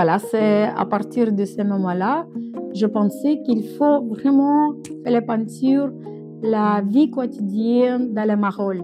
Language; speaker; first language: French; non-native, learner; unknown